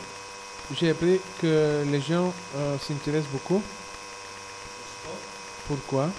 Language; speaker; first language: French; non-native, fluent; Bulgarian